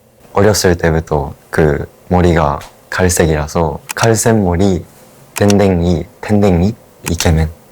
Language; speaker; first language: Korean; non-native, fluent; Japanese